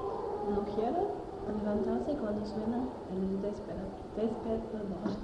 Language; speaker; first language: Spanish; non-native, learner; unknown